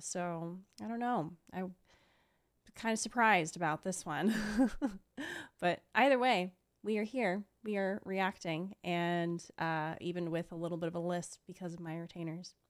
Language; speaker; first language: English; native; English